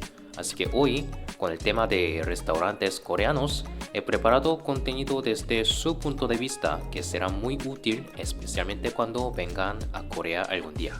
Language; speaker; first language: Spanish; non-native, fluent; Korean